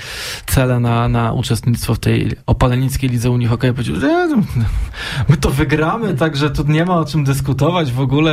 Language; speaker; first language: Polish; native; Polish